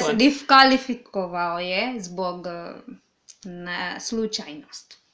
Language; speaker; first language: Serbian; non-native, learner; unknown